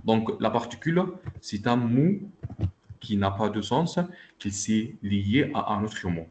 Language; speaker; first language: French; non-native, local second language; Arabic